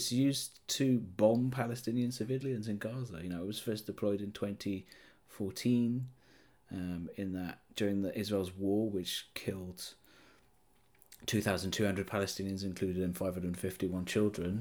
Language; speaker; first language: English; native; English